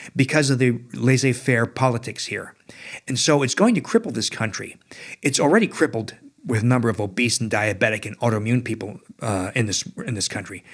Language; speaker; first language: English; native; English